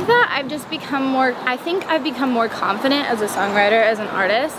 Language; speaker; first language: English; native; English